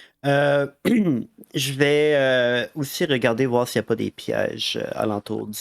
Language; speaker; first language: French; native; French